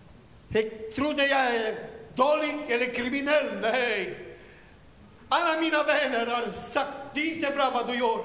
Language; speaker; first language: Swedish; non-native, learner; Romanian